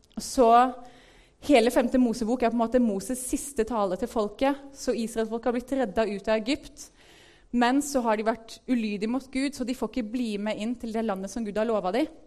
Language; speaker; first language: Norwegian; native; Norwegian